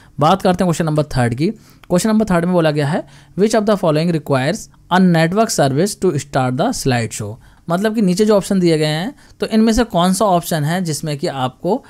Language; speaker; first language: Hindi; native; Hindi